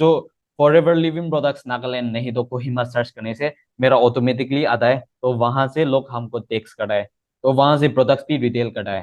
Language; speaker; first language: Hindi; non-native, local second language; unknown